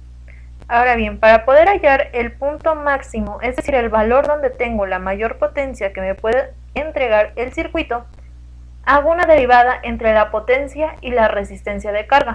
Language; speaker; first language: Spanish; native; Spanish